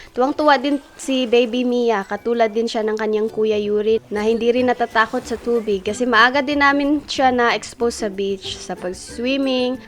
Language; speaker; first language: Filipino; non-native, local second language; Cebuano